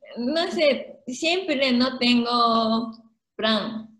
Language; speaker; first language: Spanish; non-native, learner; Japanese